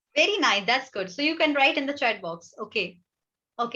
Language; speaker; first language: English; non-native, fluent; Hindi